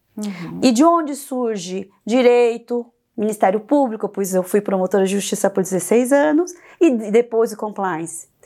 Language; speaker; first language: Portuguese; early bilingual, other home language; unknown